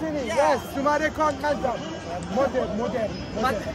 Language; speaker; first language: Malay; non-native, learner; Persian